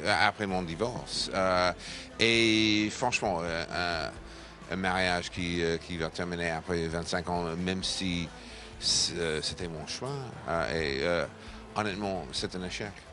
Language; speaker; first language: French; non-native, fluent; English